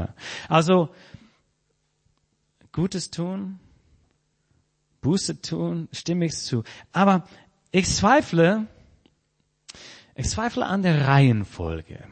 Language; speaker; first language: German; non-native, fluent; English